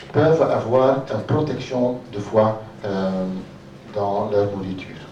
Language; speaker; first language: French; non-native, local second language; Dutch